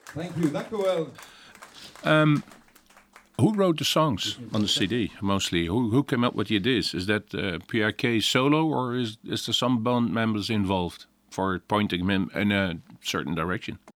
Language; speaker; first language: English; non-native, fluent; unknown